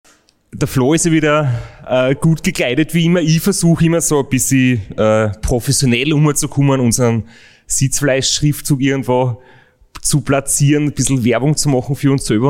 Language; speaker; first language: German; native; German